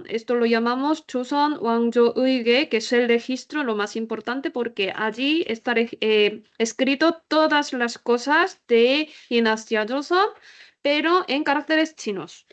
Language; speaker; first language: Spanish; non-native, learner; Korean